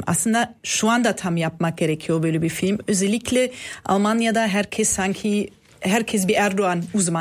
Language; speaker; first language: Turkish; non-native, fluent; German